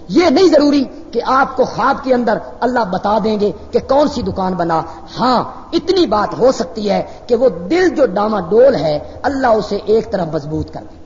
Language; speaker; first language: Urdu; non-native, local second language; Punjabi